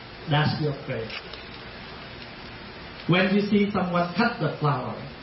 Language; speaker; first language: English; early bilingual, other home language; Vietnamese